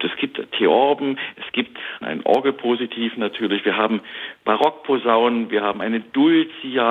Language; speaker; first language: German; native; German